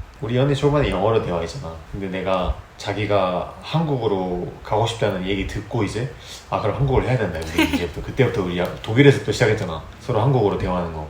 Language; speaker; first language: Korean; native; Korean